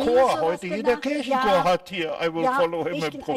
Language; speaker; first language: German; native; German